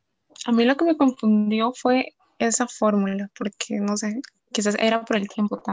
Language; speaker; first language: Spanish; native; Spanish